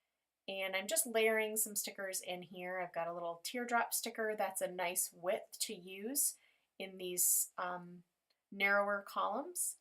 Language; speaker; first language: English; native; English